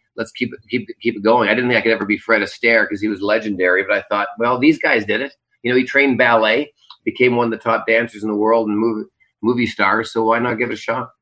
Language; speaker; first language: English; native; English